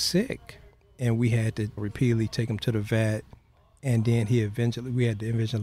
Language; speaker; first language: English; native; English